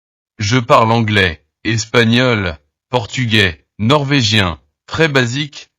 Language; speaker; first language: French; non-native, learner; Portuguese